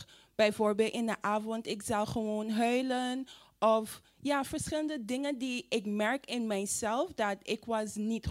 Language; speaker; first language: Dutch; non-native, fluent; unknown